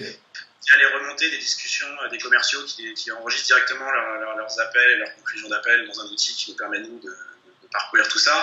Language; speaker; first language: French; native; French